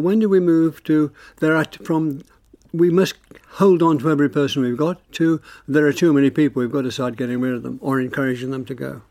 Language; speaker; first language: English; native; English